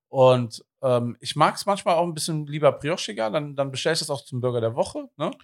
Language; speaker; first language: German; native; German